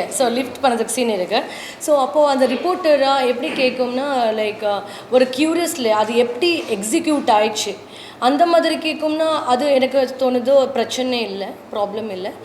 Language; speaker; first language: Tamil; non-native, learner; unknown